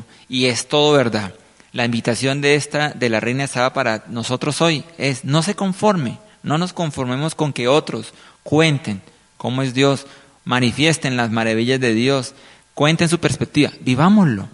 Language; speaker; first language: Spanish; native; Spanish